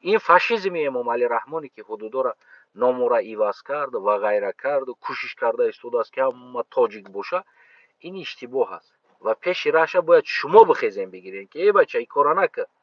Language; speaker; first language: Tajik; non-native, local second language; Uzbek